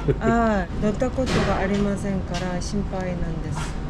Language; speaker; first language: Japanese; non-native, learner; Korean